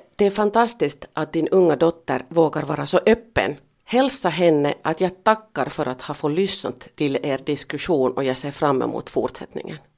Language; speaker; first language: Swedish; non-native, local second language; Finnish